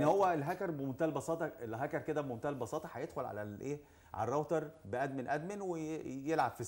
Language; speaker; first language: Arabic; native; Arabic